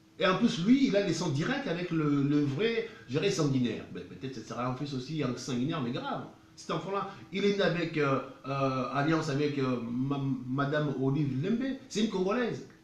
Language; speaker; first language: French; non-native, local second language; Lingala